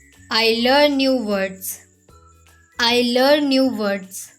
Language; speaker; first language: English; non-native, local second language; Hindi